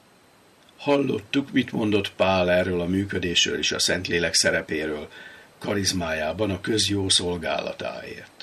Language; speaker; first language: Hungarian; native; Hungarian